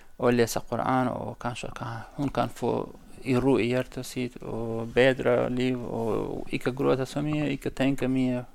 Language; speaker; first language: Norwegian; non-native, learner; Central Kurdish